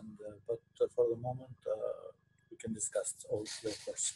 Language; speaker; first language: English; non-native, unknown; Albanian